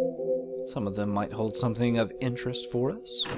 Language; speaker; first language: English; native; English